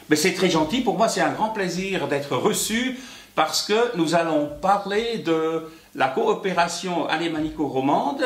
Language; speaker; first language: French; native; French